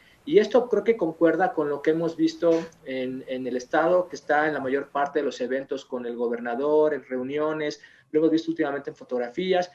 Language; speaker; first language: Spanish; native; Spanish